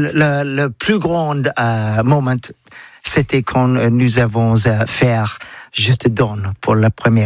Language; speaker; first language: French; non-native, learner; English